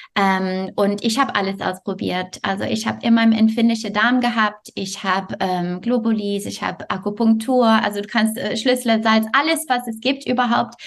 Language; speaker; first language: German; non-native, fluent; French